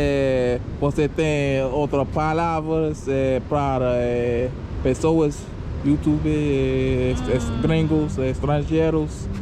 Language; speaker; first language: Portuguese; non-native, learner; English